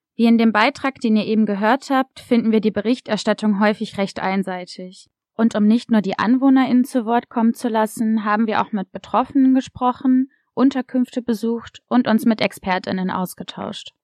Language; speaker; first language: German; native; German